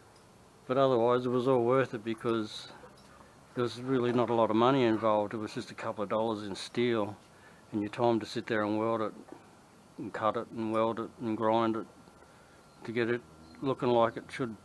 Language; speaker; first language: English; native; English